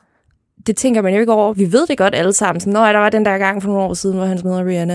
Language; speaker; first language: Danish; native; Danish